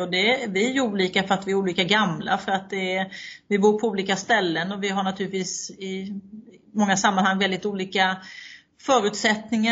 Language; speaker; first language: Swedish; native; Swedish